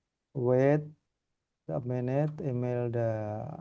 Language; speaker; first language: English; non-native, learner; Indonesian